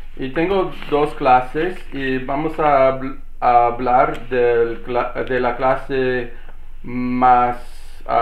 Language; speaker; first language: Spanish; non-native, fluent; English